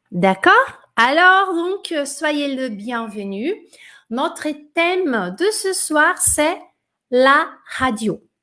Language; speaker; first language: French; non-native, fluent; Portuguese